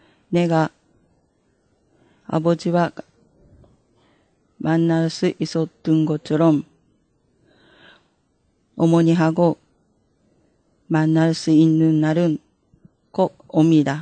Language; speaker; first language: Korean; non-native, fluent; Japanese